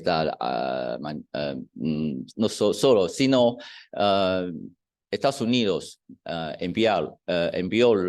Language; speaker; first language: Spanish; non-native, fluent; Chinese